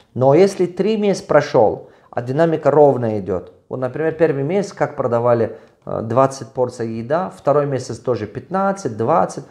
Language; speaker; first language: Russian; non-native, local second language; Tajik